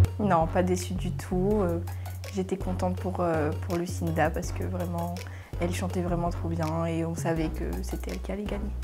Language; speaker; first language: French; native; French